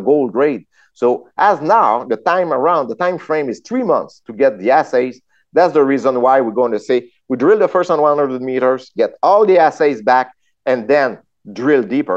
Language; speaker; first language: English; non-native, fluent; French